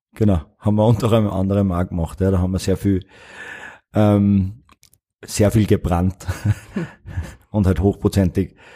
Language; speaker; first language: German; native; German